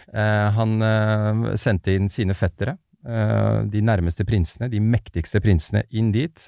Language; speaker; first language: Norwegian; early bilingual, other home language; Persian